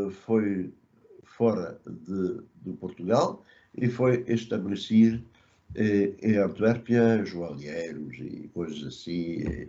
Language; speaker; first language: Portuguese; early bilingual, other home language; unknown